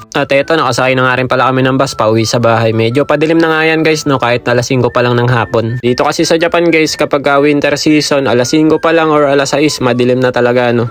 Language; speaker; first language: Filipino; native; Filipino